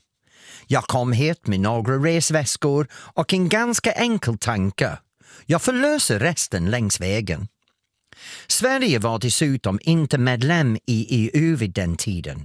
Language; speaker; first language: Swedish; non-native, fluent; English